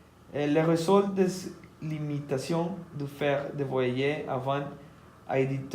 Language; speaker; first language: French; non-native, learner; Spanish